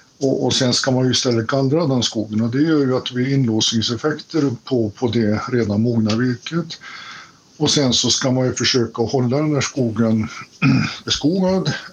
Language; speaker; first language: Swedish; native; Swedish